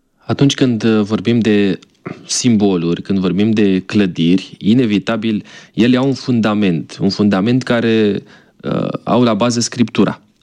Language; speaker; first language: Romanian; native; Romanian